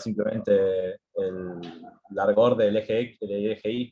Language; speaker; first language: Spanish; native; Spanish